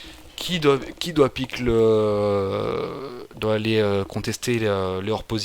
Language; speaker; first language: French; native; French